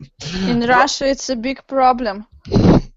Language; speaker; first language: English; non-native, learner; Russian